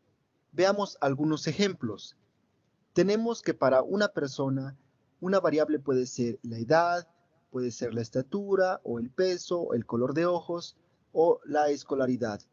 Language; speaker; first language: Spanish; native; Spanish